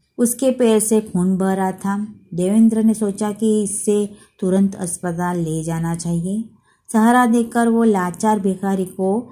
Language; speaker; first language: Hindi; non-native, local second language; Gujarati